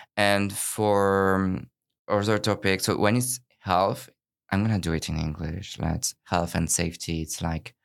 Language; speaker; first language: English; non-native, fluent; French